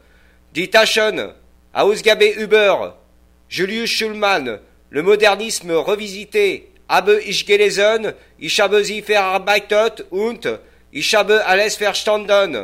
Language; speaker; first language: German; non-native, learner; French